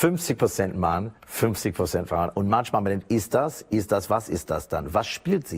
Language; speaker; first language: German; non-native, fluent; English